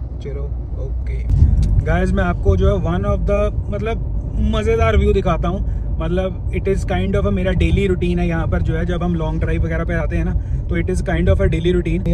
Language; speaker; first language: Hindi; non-native, local second language; Punjabi